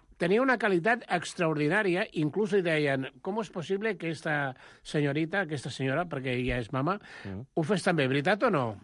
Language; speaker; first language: Catalan; non-native, local second language; Spanish